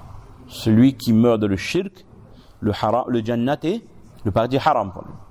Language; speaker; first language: French; native; French